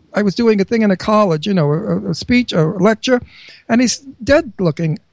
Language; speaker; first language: English; native; English